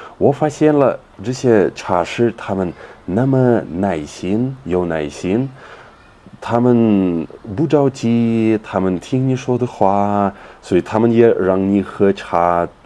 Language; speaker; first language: Chinese; non-native, fluent; Russian